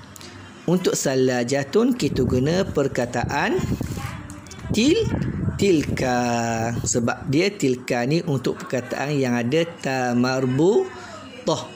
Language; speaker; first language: Malay; native; Malay